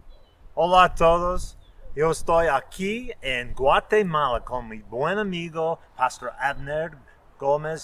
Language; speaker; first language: Spanish; non-native, fluent; English